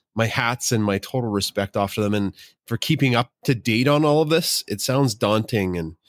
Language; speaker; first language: English; native; English